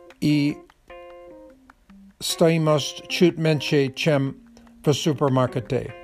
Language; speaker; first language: Russian; non-native, learner; English